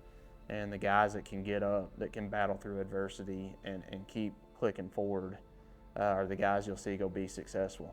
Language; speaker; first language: English; native; English